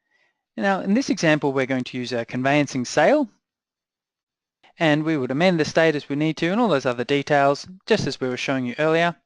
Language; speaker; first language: English; native; English